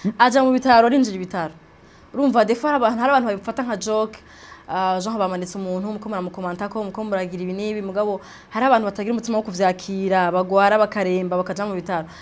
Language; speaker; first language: Rundi; native; Rundi